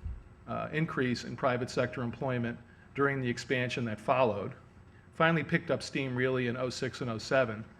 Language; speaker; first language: English; native; English